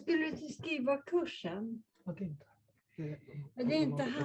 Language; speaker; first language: Swedish; non-native, fluent; Russian